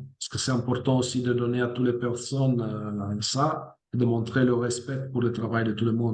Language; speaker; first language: French; non-native, fluent; Italian